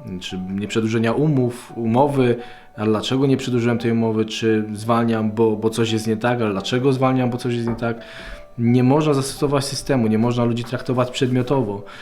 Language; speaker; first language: Polish; native; Polish